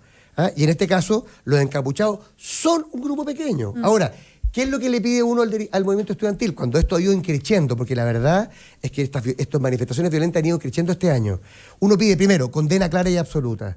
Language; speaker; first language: Spanish; native; Spanish